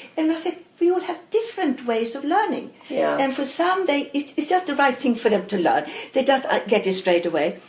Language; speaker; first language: English; non-native, fluent; Swedish